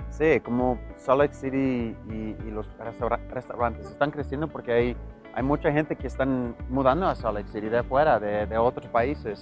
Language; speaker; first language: Spanish; early bilingual, heritage; Spanish